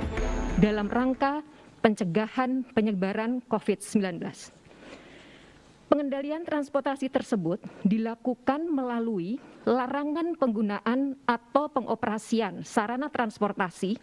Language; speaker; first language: Indonesian; native; Indonesian